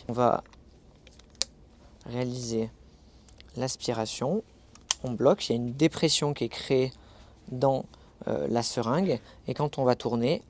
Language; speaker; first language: French; native; French